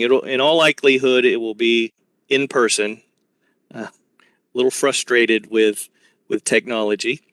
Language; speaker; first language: English; native; English